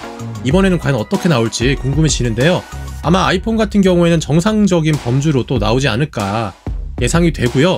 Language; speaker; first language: Korean; native; Korean